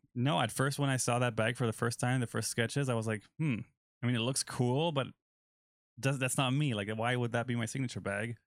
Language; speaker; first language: English; non-native, fluent; German